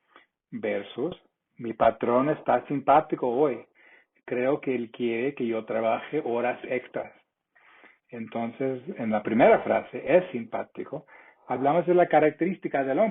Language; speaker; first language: Spanish; non-native, fluent; English